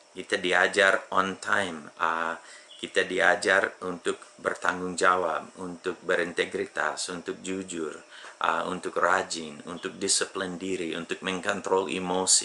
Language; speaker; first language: Indonesian; non-native, fluent; English